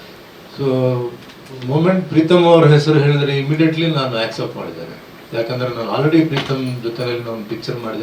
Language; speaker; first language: Kannada; early bilingual, other home language; Tulu